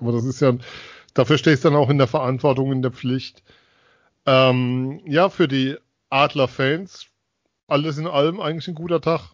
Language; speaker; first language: German; native; German